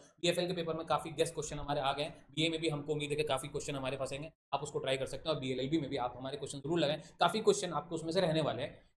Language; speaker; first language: Hindi; native; Hindi